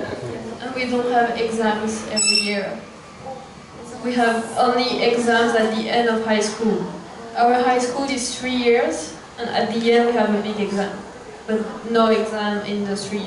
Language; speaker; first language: English; non-native, fluent; French